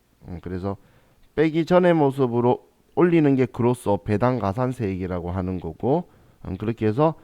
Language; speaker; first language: Korean; native; Korean